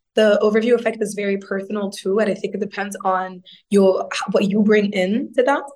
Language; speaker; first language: English; non-native, fluent; Arabic